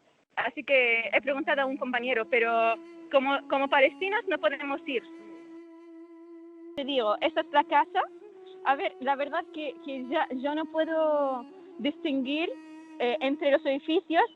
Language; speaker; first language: Spanish; non-native, fluent; Arabic